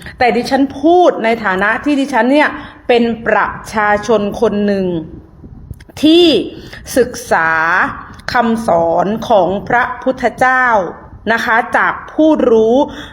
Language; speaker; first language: Thai; native; Thai